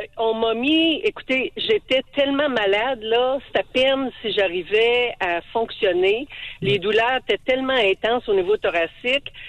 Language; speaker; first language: French; native; French